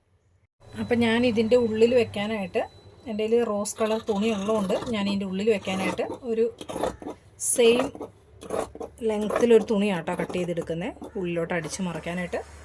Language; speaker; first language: Malayalam; native; Malayalam